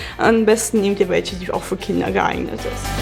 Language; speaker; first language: German; native; German